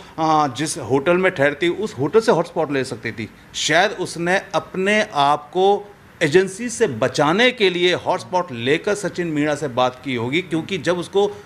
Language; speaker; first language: Hindi; native; Hindi